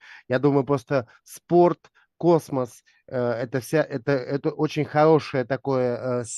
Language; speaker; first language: Russian; native; Russian